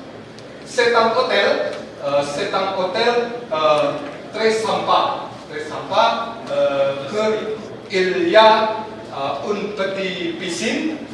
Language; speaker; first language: French; non-native, learner; Indonesian